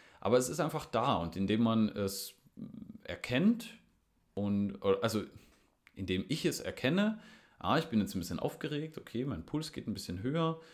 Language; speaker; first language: German; native; German